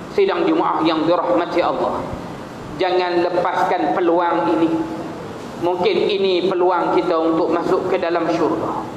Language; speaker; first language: Malay; native; Malay